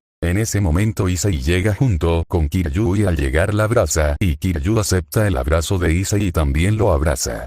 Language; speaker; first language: Spanish; native; Spanish